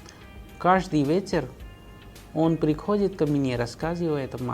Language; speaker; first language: Russian; non-native, fluent; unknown